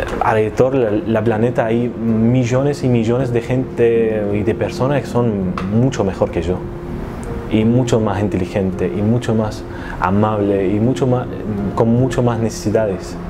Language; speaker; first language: Spanish; non-native, fluent; Arabic